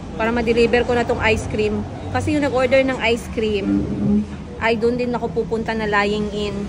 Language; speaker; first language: Filipino; non-native, local second language; Cebuano